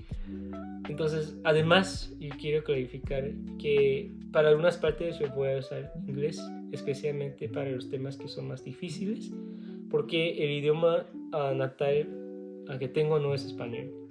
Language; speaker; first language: Spanish; non-native, learner; English